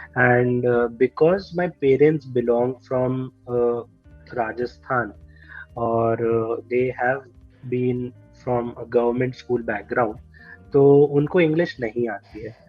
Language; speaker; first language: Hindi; native; Hindi